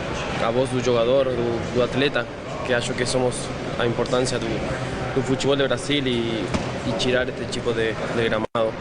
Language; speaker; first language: Portuguese; non-native, fluent; Spanish